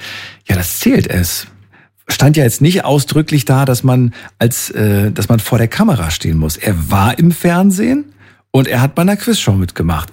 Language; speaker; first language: German; native; German